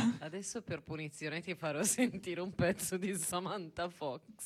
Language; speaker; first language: Italian; native; Italian